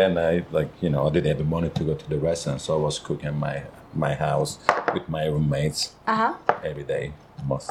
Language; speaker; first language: English; non-native, learner; Italian